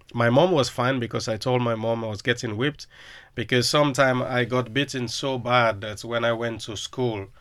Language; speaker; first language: English; non-native, local second language; Krio